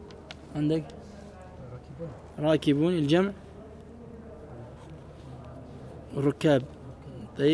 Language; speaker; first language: Arabic; non-native, fluent; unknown